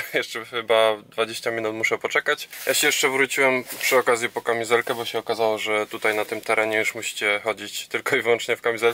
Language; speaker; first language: Polish; native; Polish